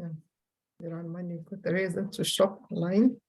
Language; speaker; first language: English; non-native, learner; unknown